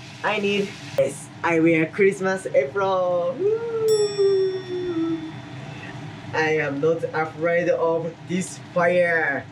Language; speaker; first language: English; non-native, learner; Japanese